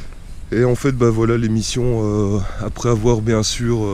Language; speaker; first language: French; native; French